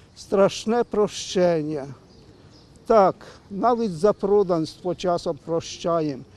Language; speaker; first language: Ukrainian; native; Ukrainian